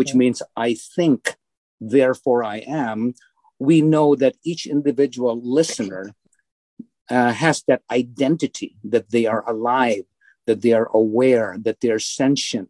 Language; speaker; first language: English; non-native, local second language; Filipino